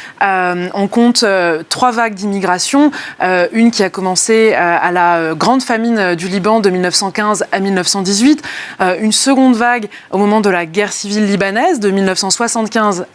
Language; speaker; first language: French; native; French